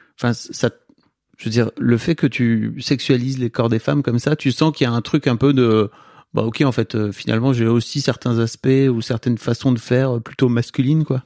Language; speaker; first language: French; native; French